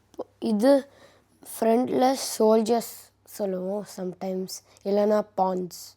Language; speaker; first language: Tamil; early bilingual, heritage; Tamil